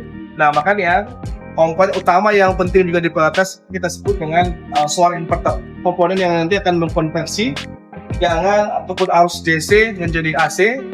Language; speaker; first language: Indonesian; native; Indonesian